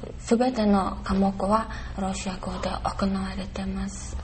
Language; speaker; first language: Japanese; non-native, learner; Mongolian